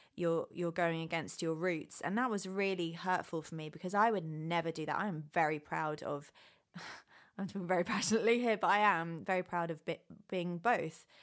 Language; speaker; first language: English; native; English